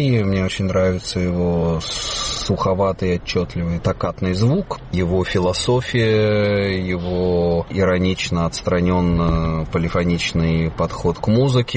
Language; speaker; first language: Russian; native; Russian